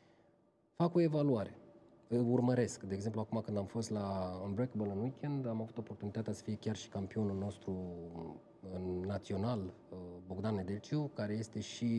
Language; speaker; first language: Romanian; native; Romanian